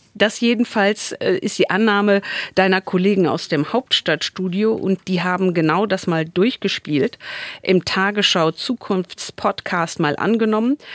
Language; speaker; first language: German; native; German